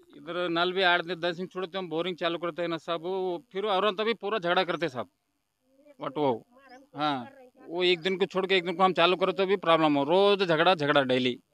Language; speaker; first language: Hindi; native; Hindi